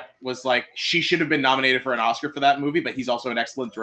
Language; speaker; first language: English; native; English